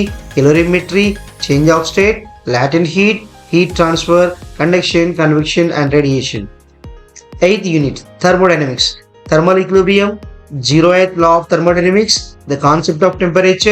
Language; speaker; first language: English; non-native, local second language; Telugu